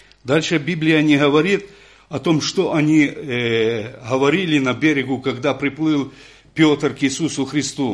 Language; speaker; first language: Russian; non-native, local second language; Ukrainian